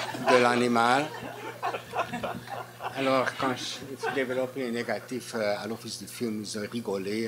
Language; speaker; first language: French; non-native, fluent; Hungarian